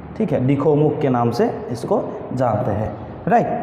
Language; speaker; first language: Hindi; non-native, local second language; Assamese